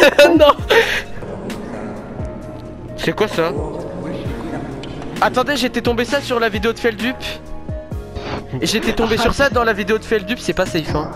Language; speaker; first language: French; native; French